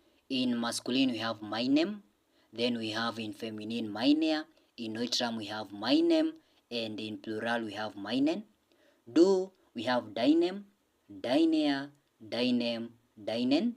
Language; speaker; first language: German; non-native, learner; English